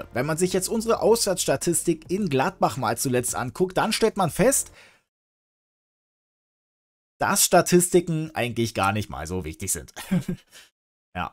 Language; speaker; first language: German; native; German